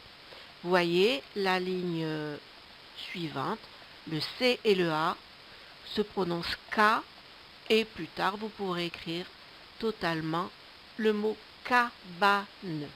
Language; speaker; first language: French; native; French